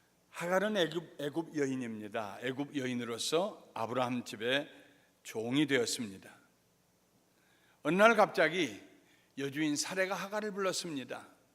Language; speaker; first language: Korean; native; Korean